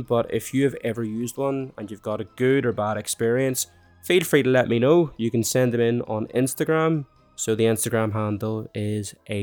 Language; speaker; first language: English; native; English